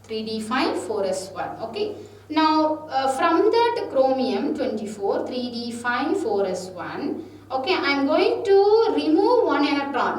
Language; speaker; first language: English; non-native, local second language; Tamil